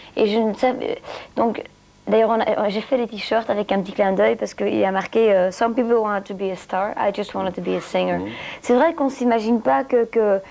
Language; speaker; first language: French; non-native, local second language; Dutch